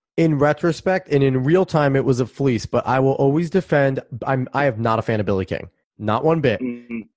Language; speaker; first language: English; native; English